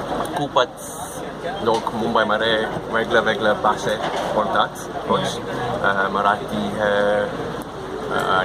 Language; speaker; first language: Marathi; non-native, learner; English